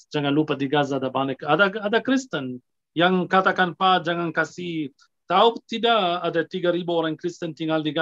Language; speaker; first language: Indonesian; non-native, fluent; Arabic